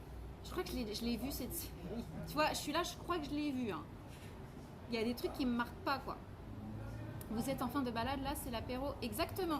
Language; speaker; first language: French; native; French